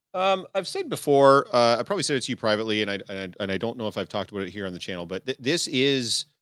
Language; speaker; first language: English; native; English